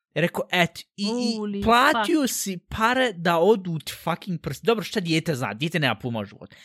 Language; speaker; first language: Bosnian; early bilingual, heritage; Bosnian